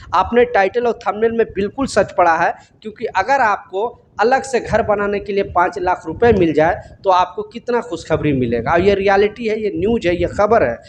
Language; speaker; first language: Hindi; native; Hindi